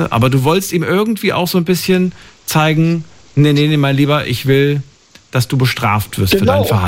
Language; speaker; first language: German; native; German